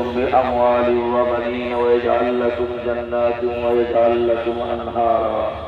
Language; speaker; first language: Arabic; non-native, fluent; Bangla